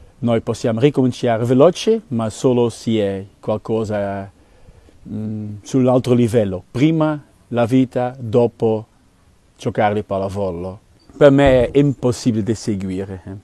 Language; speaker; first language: Italian; non-native, learner; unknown